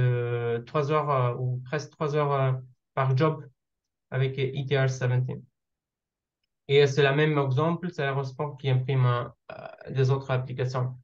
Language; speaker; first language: French; non-native, learner; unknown